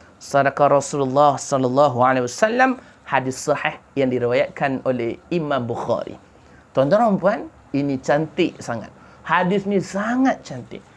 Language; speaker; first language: Malay; native; Malay